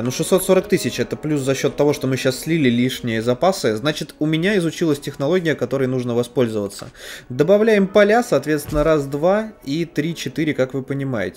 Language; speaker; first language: Russian; native; Russian